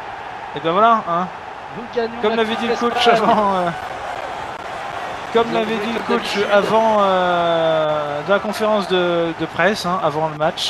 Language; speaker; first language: French; native; French